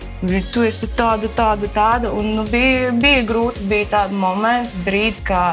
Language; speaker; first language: Latvian; non-native, local second language; Russian